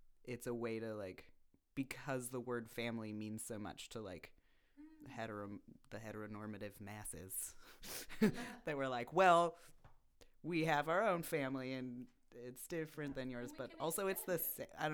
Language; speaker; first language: English; native; English